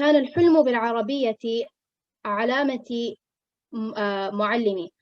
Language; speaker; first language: Arabic; non-native, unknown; Urdu